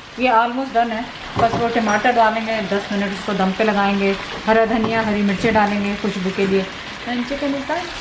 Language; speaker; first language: Urdu; native; Urdu